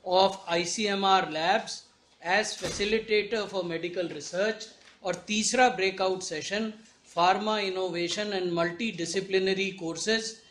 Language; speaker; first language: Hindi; native; Hindi